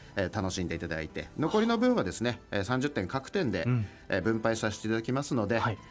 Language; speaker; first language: Japanese; native; Japanese